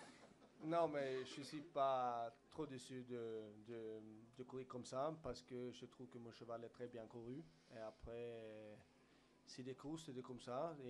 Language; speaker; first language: French; non-native, fluent; Swedish